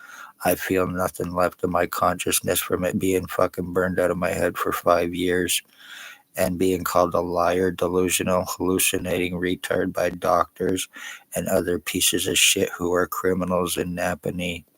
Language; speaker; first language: English; native; English